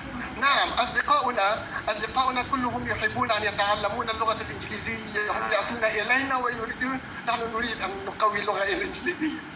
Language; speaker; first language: Arabic; non-native, fluent; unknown